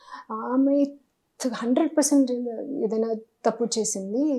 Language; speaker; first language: Telugu; non-native, learner; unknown